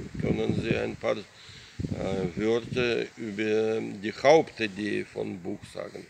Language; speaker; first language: German; non-native, fluent; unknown